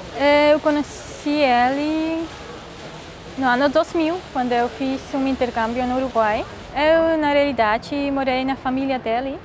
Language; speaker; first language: Portuguese; non-native, fluent; Swiss German